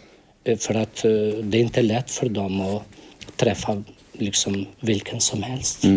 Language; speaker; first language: Swedish; early bilingual, other home language; Albanian